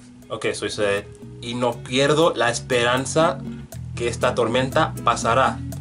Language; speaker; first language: Spanish; non-native, fluent; English